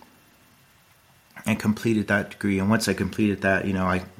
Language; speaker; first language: English; native; English